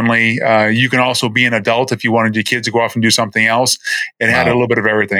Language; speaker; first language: English; native; English